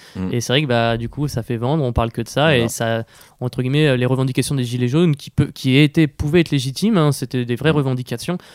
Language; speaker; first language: French; native; French